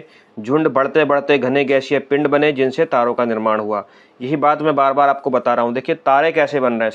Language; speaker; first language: Hindi; native; Hindi